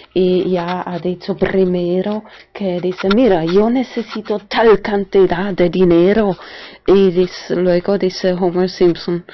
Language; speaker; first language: Spanish; non-native, fluent; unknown